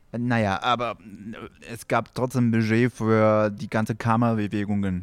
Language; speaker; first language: German; non-native, fluent; Spanish